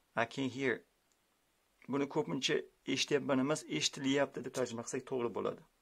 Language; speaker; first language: English; non-native, fluent; Uzbek